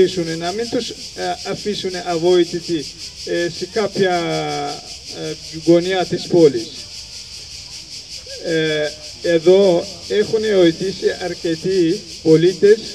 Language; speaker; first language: Greek; non-native, fluent; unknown